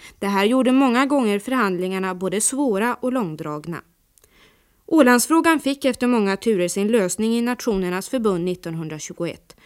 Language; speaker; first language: Swedish; native; Swedish